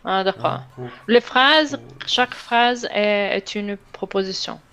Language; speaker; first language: French; non-native, learner; Portuguese